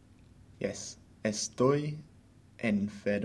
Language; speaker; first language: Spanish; non-native, fluent; English